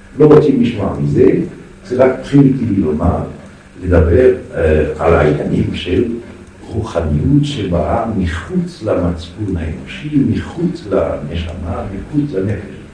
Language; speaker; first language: Hebrew; non-native, fluent; French